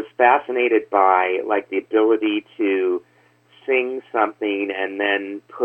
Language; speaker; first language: English; native; English